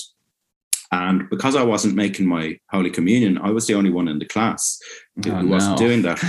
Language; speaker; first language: English; native; English